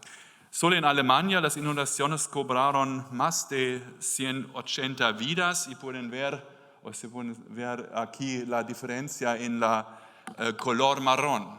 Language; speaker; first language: Spanish; non-native, learner; German